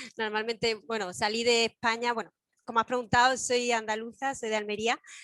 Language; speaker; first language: Spanish; native; Spanish